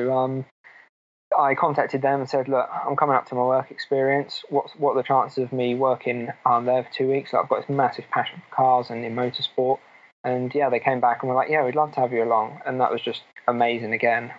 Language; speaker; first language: English; native; English